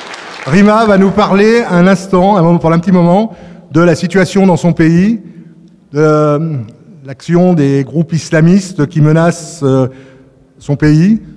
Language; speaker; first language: French; native; French